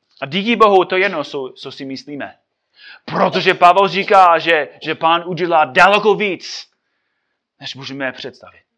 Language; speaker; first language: Czech; non-native, fluent; English